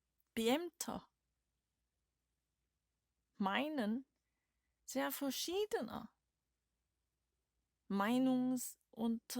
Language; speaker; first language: German; non-native, learner; Korean